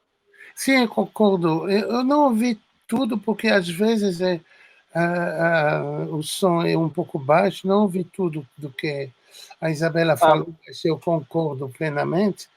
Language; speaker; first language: Portuguese; non-native, fluent; French